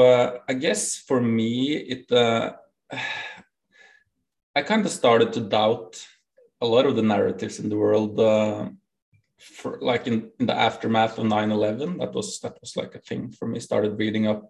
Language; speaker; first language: English; non-native, fluent; Norwegian